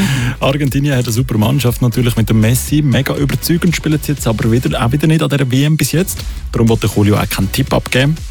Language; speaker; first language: German; native; German